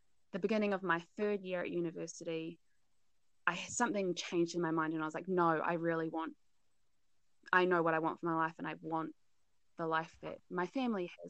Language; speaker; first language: English; native; English